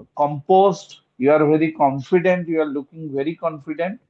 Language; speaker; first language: English; non-native, local second language; Bangla